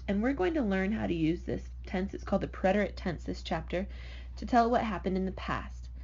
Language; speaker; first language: English; native; English